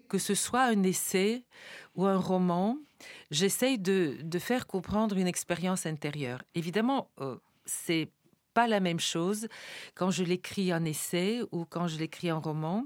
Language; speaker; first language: French; non-native, fluent; Bulgarian